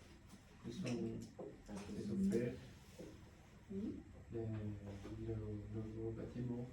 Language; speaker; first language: French; non-native, learner; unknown